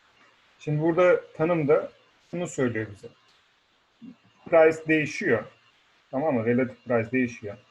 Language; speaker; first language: Turkish; native; Turkish